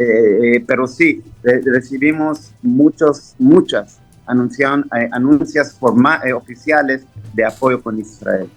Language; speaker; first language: Spanish; non-native, fluent; Hebrew